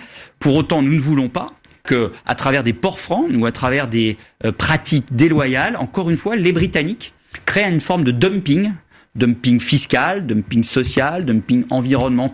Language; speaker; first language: French; native; French